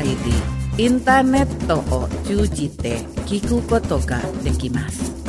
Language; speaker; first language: Japanese; non-native, fluent; Indonesian